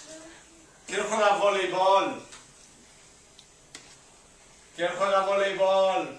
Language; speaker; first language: Spanish; non-native, fluent; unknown